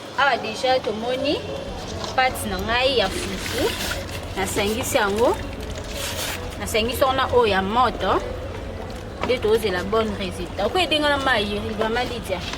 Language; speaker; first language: Lingala; non-native, local second language; Luba-Lulua